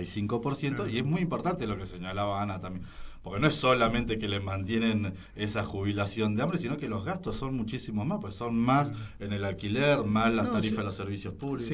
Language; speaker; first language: Spanish; native; Spanish